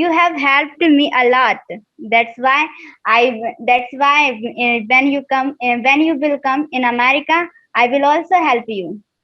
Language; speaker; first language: English; non-native, learner; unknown